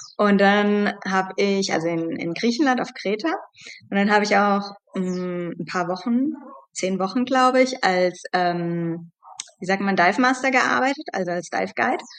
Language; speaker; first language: German; native; German